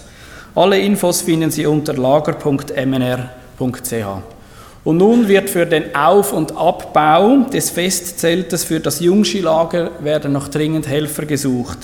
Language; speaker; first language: German; native; German